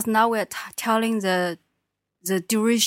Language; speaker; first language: English; non-native, fluent; Chinese